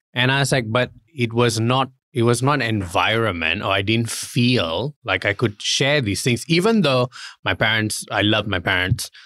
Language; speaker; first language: English; non-native, local second language; Tamil